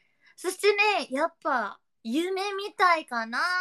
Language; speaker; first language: Japanese; non-native, learner; Indonesian